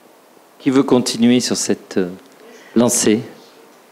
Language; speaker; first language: French; native; French